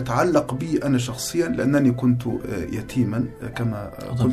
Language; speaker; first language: Arabic; native; Arabic